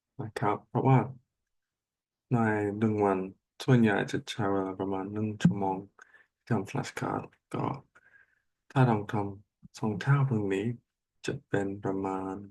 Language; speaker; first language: Thai; non-native, learner; English